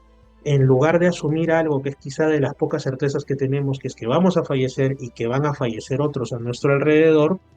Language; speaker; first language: Spanish; native; Spanish